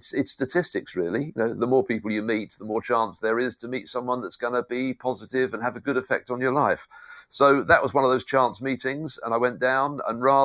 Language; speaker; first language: English; native; English